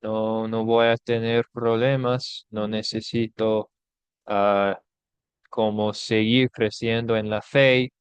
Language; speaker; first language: Spanish; non-native, fluent; English